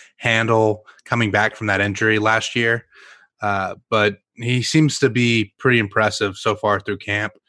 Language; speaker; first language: English; native; English